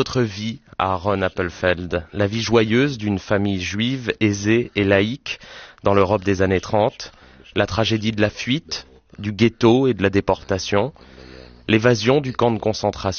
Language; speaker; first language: French; native; French